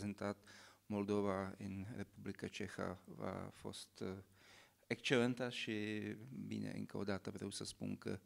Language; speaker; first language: Romanian; non-native, fluent; Czech